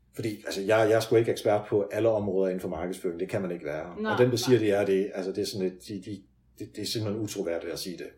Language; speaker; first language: Danish; early bilingual, other home language; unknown